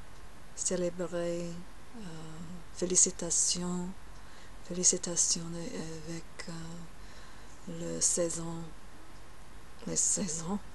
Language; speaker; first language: French; non-native, learner; English